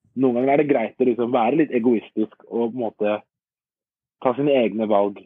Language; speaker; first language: Norwegian; early bilingual, other home language; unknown